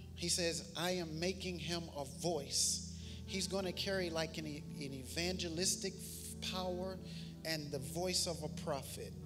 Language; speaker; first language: English; native; English